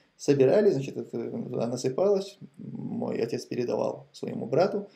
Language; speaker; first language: Russian; non-native, local second language; Chechen